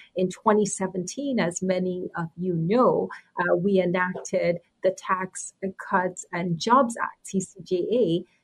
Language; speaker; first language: English; native; English